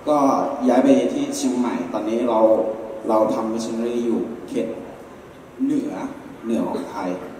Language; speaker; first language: Thai; non-native, local second language; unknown